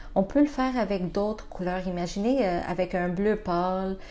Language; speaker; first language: French; native; French